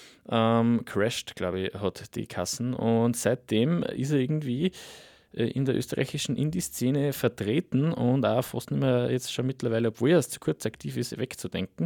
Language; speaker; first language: German; native; German